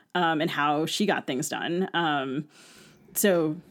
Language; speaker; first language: English; native; English